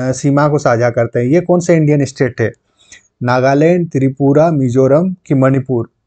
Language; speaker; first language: Hindi; non-native, local second language; Santali